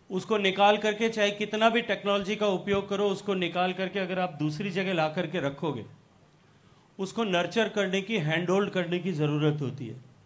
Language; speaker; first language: Hindi; native; Hindi